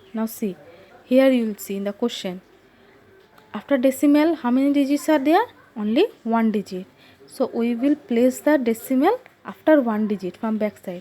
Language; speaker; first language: English; non-native, local second language; Assamese